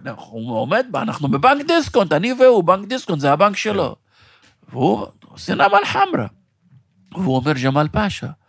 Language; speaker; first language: Hebrew; non-native, local second language; Arabic